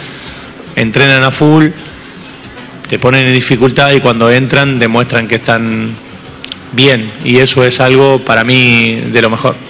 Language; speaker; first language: Spanish; native; Spanish